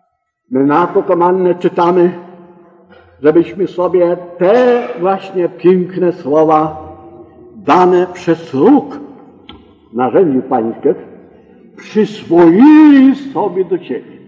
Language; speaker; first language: Polish; native; Polish